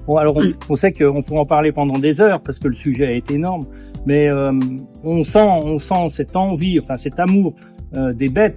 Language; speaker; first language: French; native; French